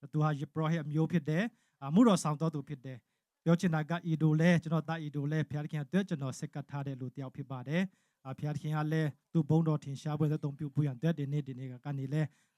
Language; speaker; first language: Burmese; non-native, local second language; Tedim Chin